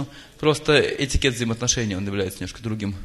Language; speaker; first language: Russian; native; Russian